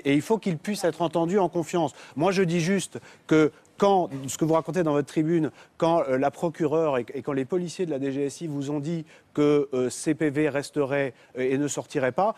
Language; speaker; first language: French; native; French